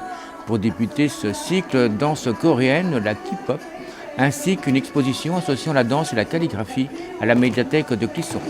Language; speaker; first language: French; native; French